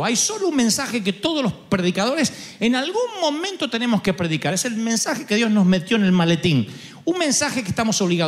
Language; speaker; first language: Spanish; native; Spanish